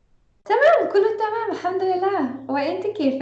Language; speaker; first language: Arabic; non-native, fluent; English